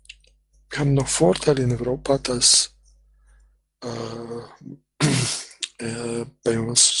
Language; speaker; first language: German; non-native, fluent; Croatian